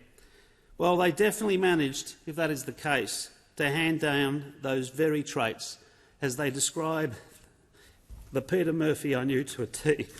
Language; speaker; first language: English; native; English